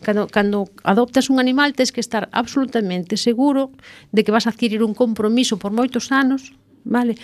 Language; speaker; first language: Galician; non-native, local second language; Spanish